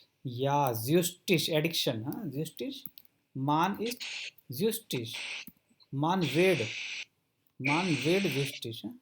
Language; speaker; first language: German; non-native, fluent; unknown